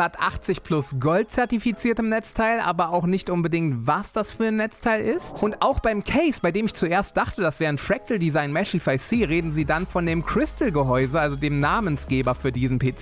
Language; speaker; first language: German; native; German